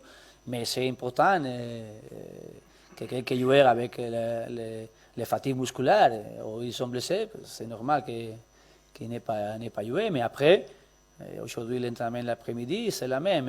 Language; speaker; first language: French; non-native, learner; Spanish